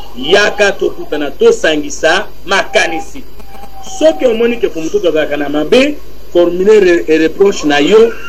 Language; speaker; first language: Lingala; native; Lingala